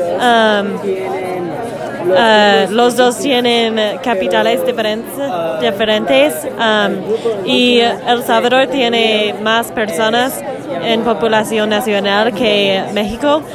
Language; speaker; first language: Spanish; non-native, learner; English